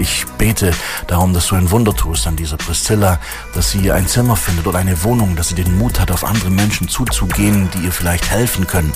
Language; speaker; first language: German; native; German